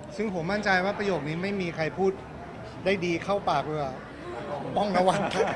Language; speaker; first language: Thai; native; Thai